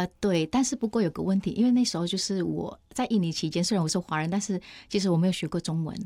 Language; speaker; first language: Chinese; non-native, fluent; Indonesian